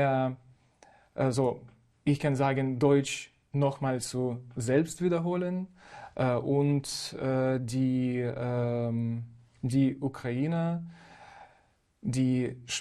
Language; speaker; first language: German; non-native, fluent; Ukrainian